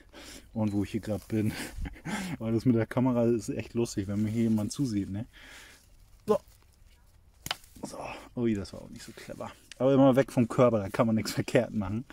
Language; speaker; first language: German; native; German